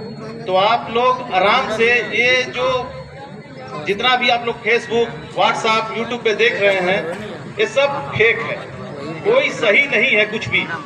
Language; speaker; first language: Hindi; native; Hindi